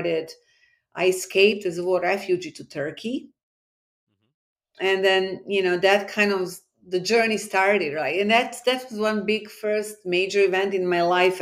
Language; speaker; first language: English; non-native, fluent; Bosnian